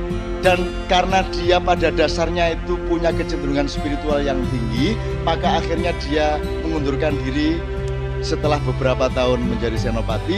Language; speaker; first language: Indonesian; non-native, local second language; Javanese